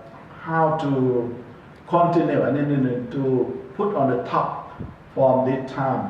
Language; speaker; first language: English; non-native, learner; Thai